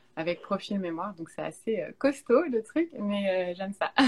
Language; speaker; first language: French; native; French